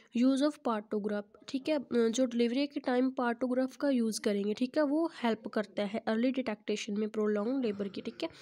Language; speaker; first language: Hindi; non-native, local second language; Punjabi